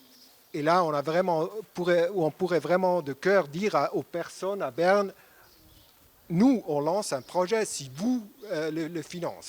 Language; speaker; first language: French; non-native, local second language; German